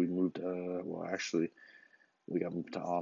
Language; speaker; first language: English; native; English